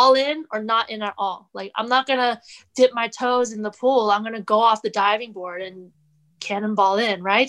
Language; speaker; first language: English; native; English